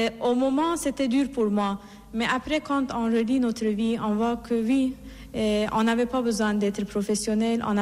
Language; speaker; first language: French; non-native, fluent; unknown